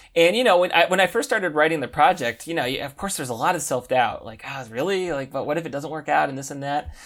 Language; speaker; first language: English; native; English